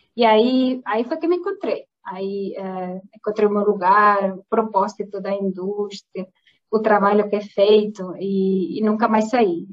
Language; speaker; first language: Portuguese; non-native, fluent; Spanish